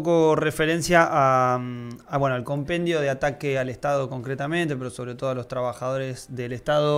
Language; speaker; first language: Spanish; native; Spanish